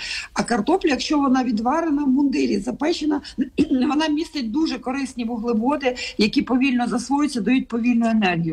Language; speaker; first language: Ukrainian; native; Ukrainian